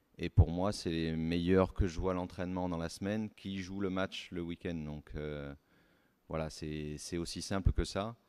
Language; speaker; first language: French; native; French